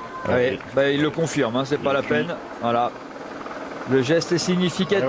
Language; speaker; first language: French; native; French